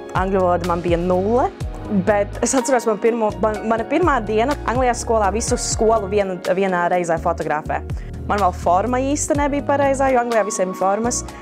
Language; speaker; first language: Latvian; native; Latvian